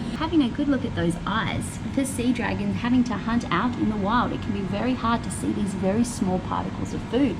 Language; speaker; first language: English; native; English